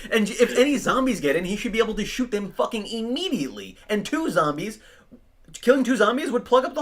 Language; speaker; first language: English; native; English